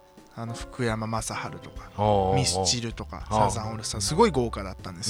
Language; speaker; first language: Japanese; native; Japanese